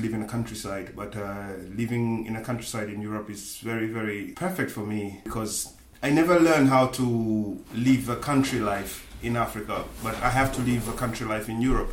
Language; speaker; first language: English; non-native, local second language; Swahili